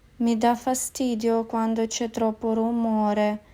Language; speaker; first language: Italian; non-native, fluent; Ukrainian